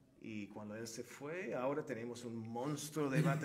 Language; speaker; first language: Spanish; non-native, fluent; Turkish